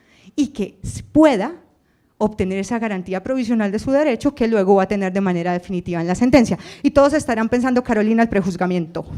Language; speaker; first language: Spanish; native; Spanish